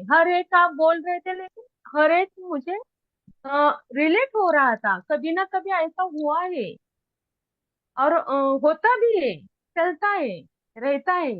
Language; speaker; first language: Hindi; non-native, local second language; Marathi